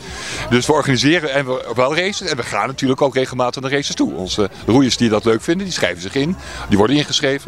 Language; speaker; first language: Dutch; native; Dutch